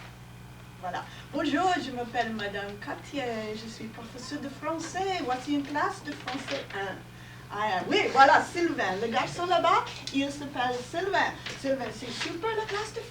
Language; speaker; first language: French; non-native, fluent; English